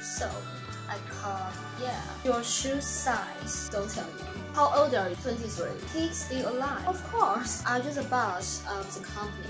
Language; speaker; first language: English; non-native, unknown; Chinese